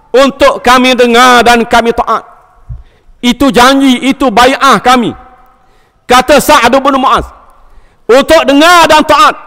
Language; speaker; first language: Malay; native; Malay